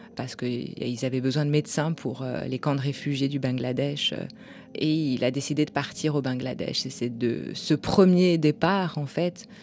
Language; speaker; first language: French; native; French